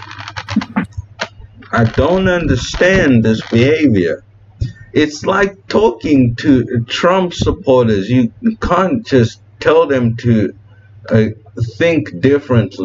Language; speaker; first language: English; native; English